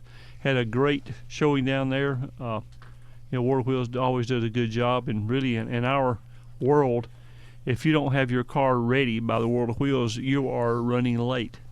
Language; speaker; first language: English; native; English